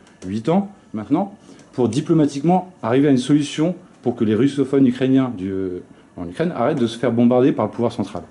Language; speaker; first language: French; native; French